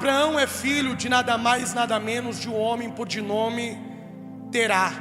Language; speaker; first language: Portuguese; native; Portuguese